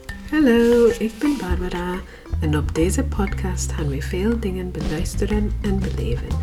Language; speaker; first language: Dutch; non-native, learner; English